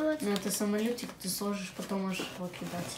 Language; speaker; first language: Russian; early bilingual, heritage; English